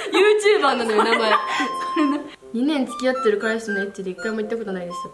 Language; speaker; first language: Japanese; native; Japanese